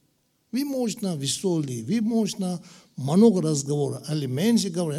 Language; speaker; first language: Russian; non-native, learner; Tibetan